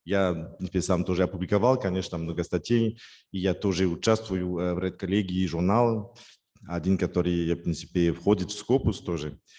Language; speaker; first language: Russian; non-native, fluent; French